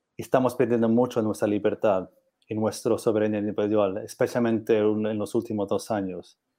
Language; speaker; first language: Spanish; non-native, learner; English